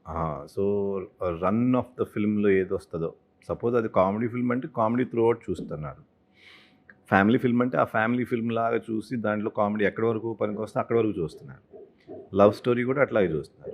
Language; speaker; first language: Telugu; native; Telugu